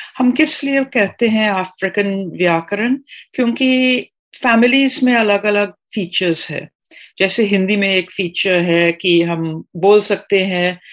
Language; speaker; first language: Hindi; non-native, fluent; English